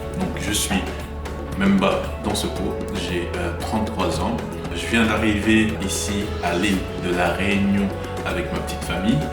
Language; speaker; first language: French; early bilingual, other home language; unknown